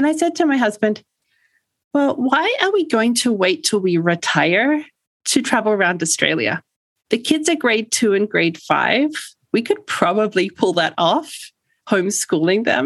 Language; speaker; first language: English; native; English